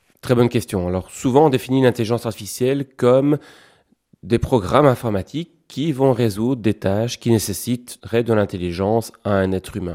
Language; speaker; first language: French; native; French